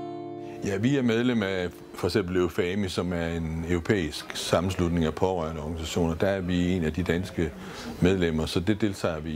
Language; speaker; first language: Danish; native; Danish